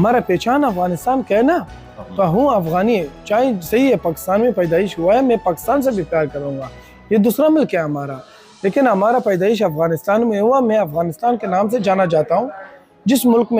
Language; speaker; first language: Hindi; non-native, local second language; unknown